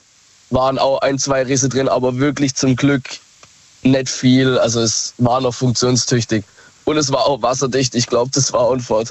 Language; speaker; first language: German; native; German